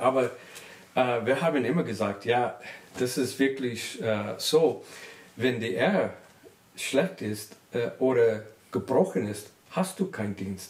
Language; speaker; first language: German; non-native, learner; English